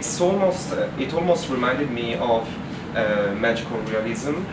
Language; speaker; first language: English; non-native, fluent; Italian